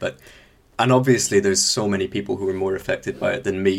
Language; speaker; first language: English; native; English